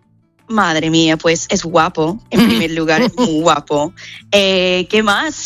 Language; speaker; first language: Spanish; non-native, fluent; English